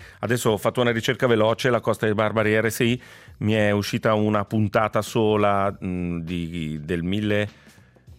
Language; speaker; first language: Italian; native; Italian